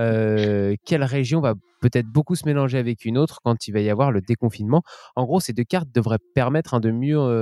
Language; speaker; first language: French; native; French